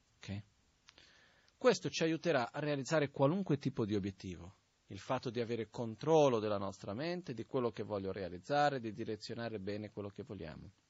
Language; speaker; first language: Italian; non-native, fluent; Portuguese